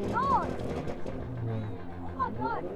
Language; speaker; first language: English; native; English